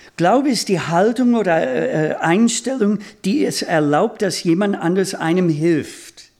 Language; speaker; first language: German; non-native, fluent; English